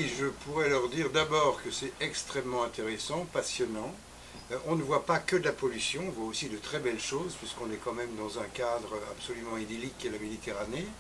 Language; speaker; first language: French; native; French